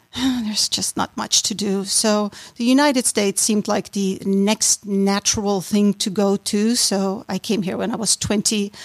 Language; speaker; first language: English; non-native, fluent; German